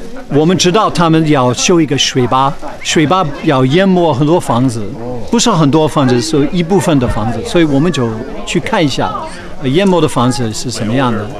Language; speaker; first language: Chinese; non-native, fluent; English